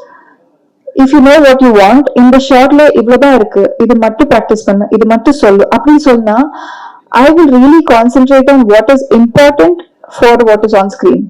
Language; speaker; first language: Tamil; non-native, learner; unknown